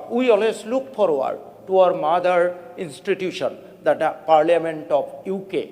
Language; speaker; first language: English; non-native, local second language; Assamese